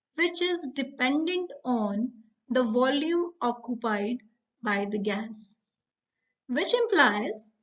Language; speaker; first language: English; non-native, local second language; Punjabi